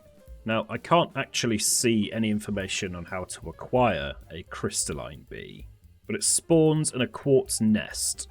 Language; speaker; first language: English; native; English